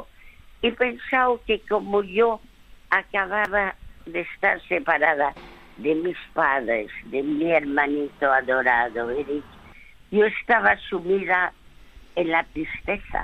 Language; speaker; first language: Spanish; early bilingual, other home language; French